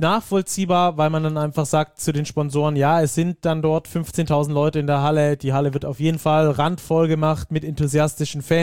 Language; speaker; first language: German; native; German